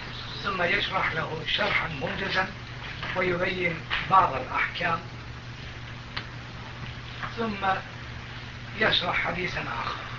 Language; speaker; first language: Arabic; non-native, fluent; Turkish